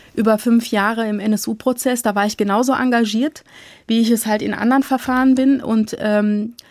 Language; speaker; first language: German; native; German